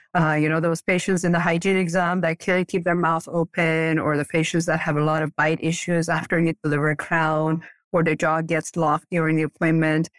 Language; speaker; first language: English; early bilingual, other home language; Persian